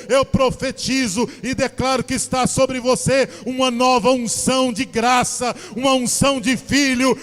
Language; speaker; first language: Portuguese; native; Portuguese